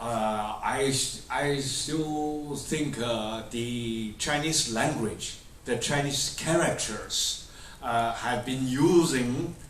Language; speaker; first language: English; non-native, fluent; Chinese